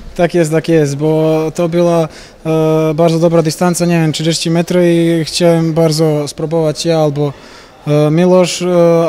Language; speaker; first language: Polish; non-native, fluent; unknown